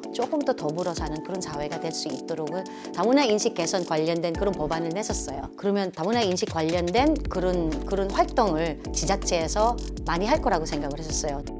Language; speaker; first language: Korean; non-native, fluent; Filipino